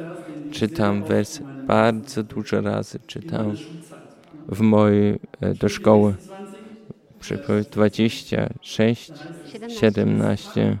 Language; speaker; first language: Polish; early bilingual, heritage; Polish